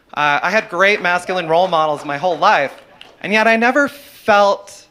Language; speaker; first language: English; native; English